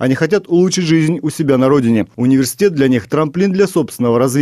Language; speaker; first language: Russian; native; Russian